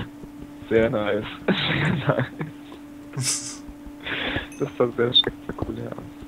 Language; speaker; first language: German; native; German